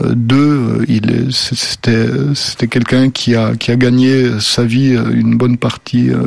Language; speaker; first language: French; early bilingual, other home language; Slovenian